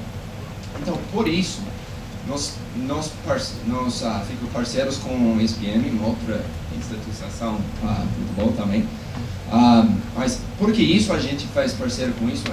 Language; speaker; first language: Portuguese; non-native, fluent; English